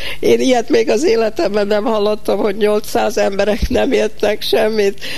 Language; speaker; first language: Hungarian; early bilingual, heritage; Hungarian